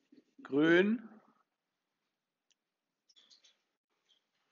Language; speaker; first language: German; non-native, fluent; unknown